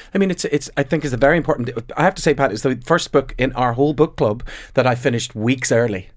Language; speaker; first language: English; native; English